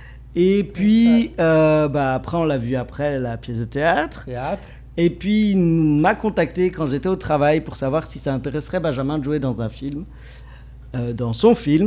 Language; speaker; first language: French; native; French